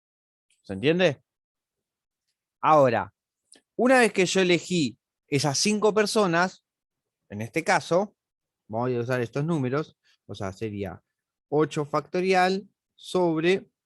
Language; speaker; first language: Spanish; native; Spanish